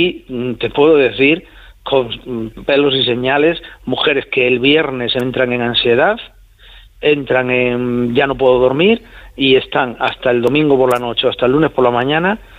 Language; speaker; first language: Spanish; native; Spanish